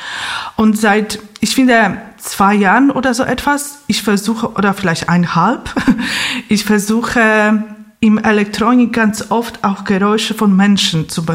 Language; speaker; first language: German; non-native, fluent; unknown